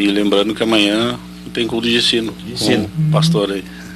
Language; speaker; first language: Portuguese; native; Portuguese